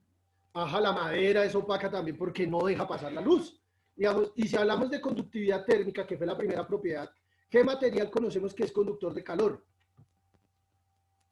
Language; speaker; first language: Spanish; native; Spanish